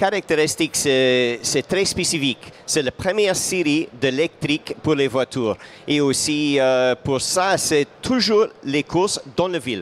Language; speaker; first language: French; non-native, fluent; English